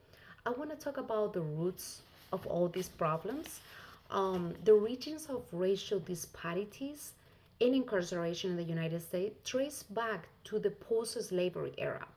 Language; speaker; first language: English; non-native, fluent; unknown